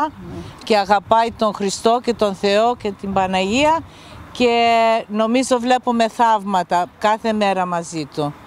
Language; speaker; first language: Greek; early bilingual, heritage; English